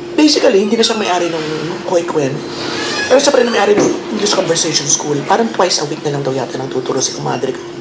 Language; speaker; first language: Filipino; native; Filipino